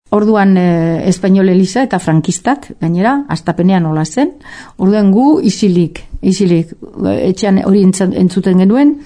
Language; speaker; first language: Basque; native; Basque